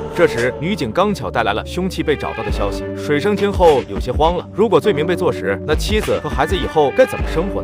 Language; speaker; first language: Chinese; native; Chinese